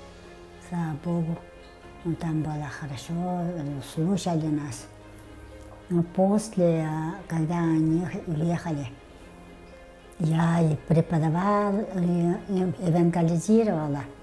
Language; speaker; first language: Russian; non-native, local second language; Tuvinian